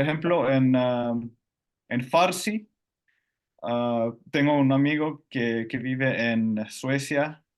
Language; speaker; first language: Spanish; non-native, fluent; Finnish